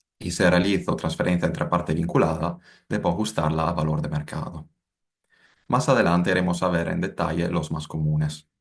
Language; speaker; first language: Spanish; non-native, fluent; Italian